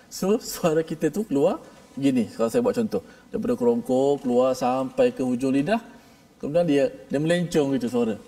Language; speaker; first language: Malay; native; Malay